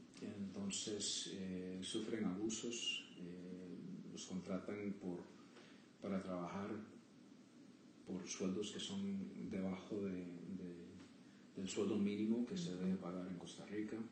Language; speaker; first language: Spanish; early bilingual, heritage; Spanish